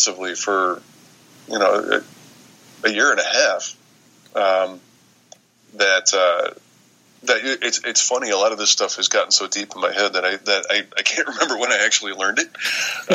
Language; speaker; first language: English; native; English